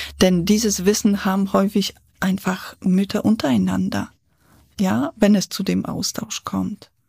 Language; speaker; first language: German; non-native, fluent; Polish